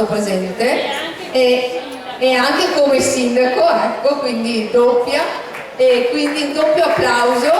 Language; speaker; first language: Italian; native; Italian